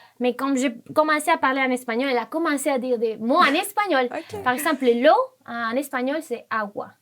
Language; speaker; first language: French; non-native, fluent; Spanish